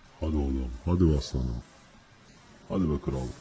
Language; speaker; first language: Turkish; native; Turkish